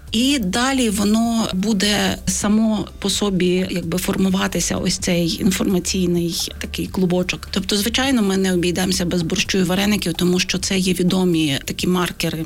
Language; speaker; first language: Ukrainian; native; Ukrainian